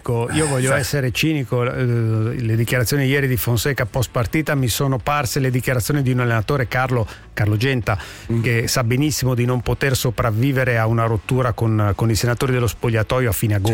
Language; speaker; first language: Italian; native; Italian